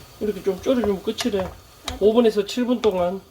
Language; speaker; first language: Korean; native; Korean